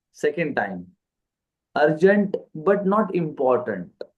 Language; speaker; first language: English; non-native, local second language; Marathi